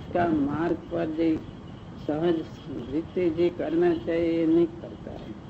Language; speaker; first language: Hindi; non-native, local second language; Gujarati